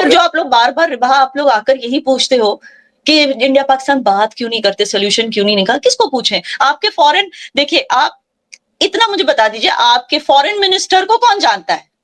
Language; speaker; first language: Urdu; non-native, local second language; Kashmiri